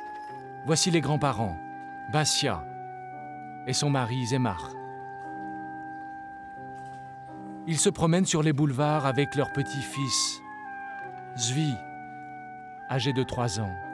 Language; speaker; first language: French; native; French